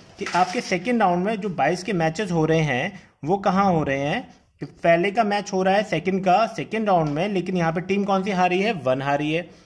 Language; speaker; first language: Hindi; native; Hindi